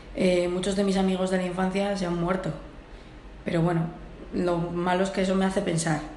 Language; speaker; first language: Spanish; early bilingual, heritage; Spanish